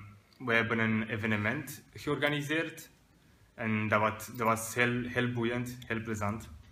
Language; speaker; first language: Dutch; non-native, learner; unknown